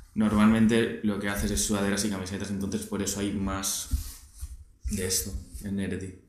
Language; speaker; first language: Spanish; native; Spanish